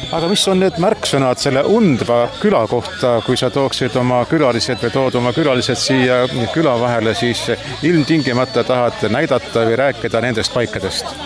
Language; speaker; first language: Estonian; native; Estonian